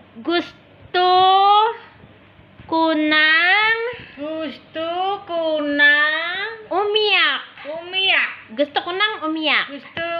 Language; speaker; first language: Filipino; non-native, learner; Indonesian